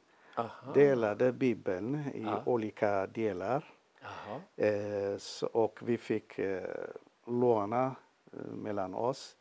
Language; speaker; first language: Swedish; non-native, fluent; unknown